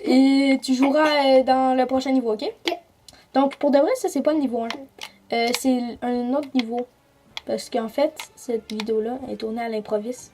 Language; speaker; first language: French; native; French